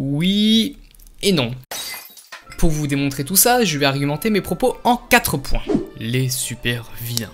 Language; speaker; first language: French; native; French